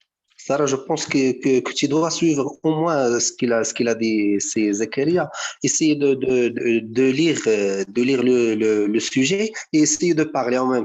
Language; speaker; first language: French; non-native, learner; Arabic